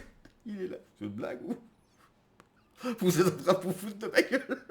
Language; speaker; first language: French; native; French